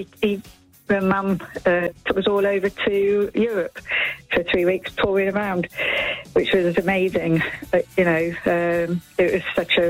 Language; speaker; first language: English; native; English